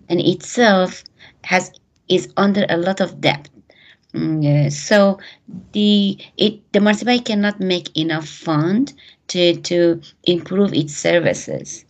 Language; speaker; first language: English; non-native, fluent; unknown